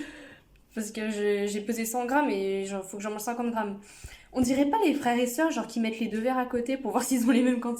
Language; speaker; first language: French; native; French